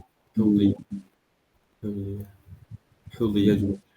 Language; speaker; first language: Arabic; non-native, learner; Indonesian